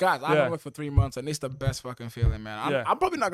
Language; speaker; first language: English; early bilingual, other home language; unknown